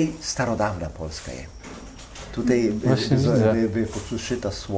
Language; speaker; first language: Polish; early bilingual, heritage; Polish